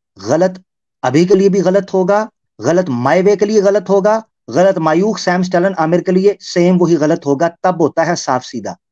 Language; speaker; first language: Hindi; native; Hindi